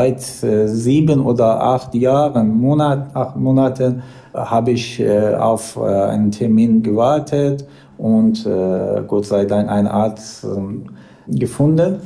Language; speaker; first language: German; non-native, learner; Persian